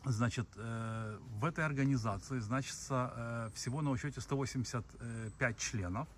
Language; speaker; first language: Russian; non-native, local second language; Belarusian